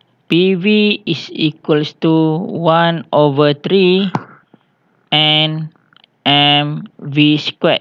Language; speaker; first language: English; non-native, local second language; Malay